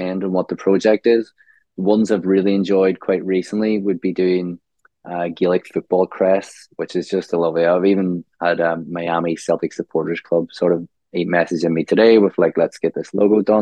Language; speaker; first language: English; native; English